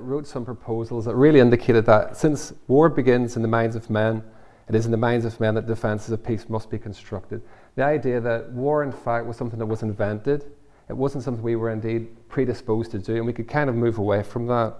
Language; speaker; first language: English; native; English